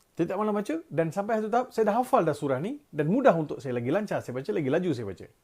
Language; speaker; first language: Malay; non-native, local second language; Tamil